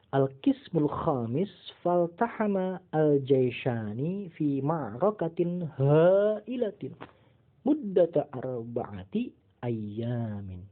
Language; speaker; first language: Arabic; non-native, fluent; Indonesian